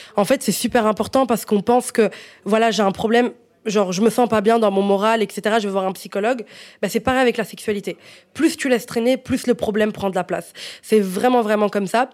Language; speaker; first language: French; non-native, fluent; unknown